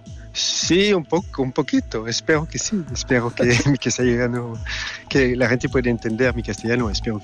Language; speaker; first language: Spanish; non-native, learner; French